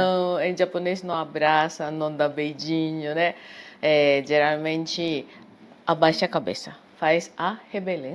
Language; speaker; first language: Portuguese; non-native, fluent; Japanese